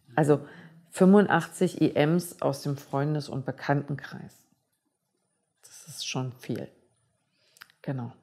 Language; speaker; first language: German; native; German